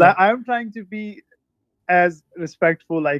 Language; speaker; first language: English; non-native, fluent; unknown